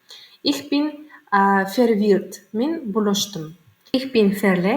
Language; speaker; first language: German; non-native, learner; Turkmen